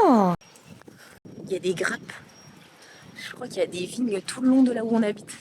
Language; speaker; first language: French; native; French